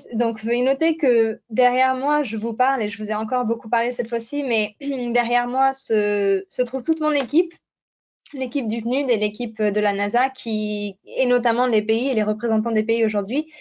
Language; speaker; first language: French; native; French